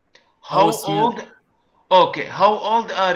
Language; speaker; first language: English; non-native, learner; Arabic